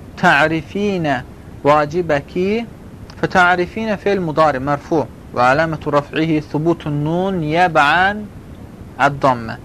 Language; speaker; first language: Arabic; non-native, fluent; Azerbaijani